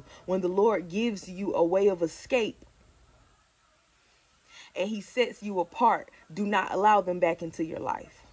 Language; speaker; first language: English; native; English